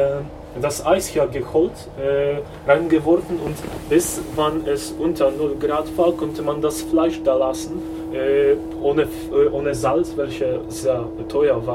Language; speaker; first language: German; non-native, fluent; Polish